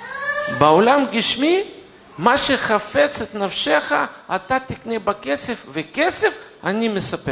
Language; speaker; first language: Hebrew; non-native, fluent; Russian